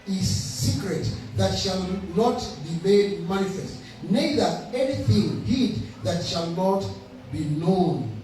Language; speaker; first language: English; non-native, local second language; Swahili